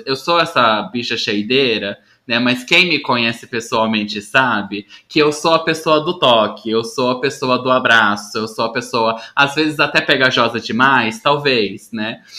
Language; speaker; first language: Portuguese; early bilingual, heritage; Portuguese